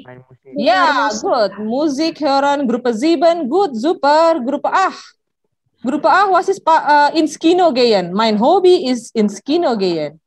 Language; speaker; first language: German; non-native, learner; Indonesian